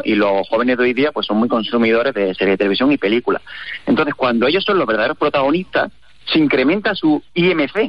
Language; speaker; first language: Spanish; native; Spanish